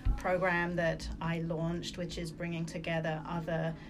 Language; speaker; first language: English; early bilingual, other home language; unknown